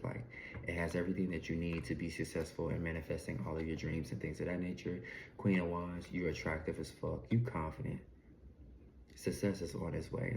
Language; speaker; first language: English; native; English